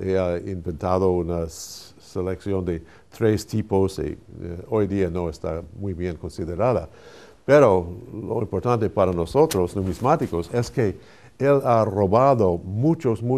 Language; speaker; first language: Spanish; non-native, fluent; English